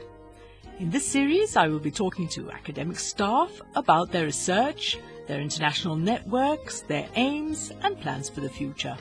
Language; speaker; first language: English; non-native, local second language; Maltese